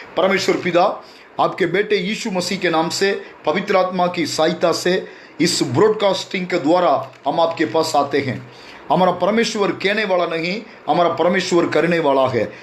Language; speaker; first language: Hindi; non-native, local second language; Tamil